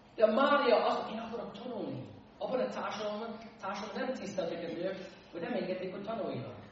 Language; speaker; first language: Hungarian; non-native, fluent; English